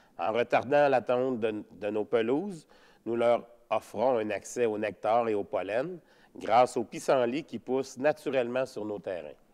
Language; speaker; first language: French; native; French